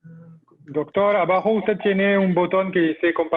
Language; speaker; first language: Spanish; non-native, fluent; French